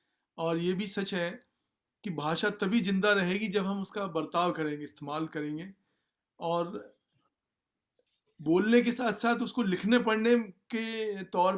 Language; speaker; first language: Hindi; native; Hindi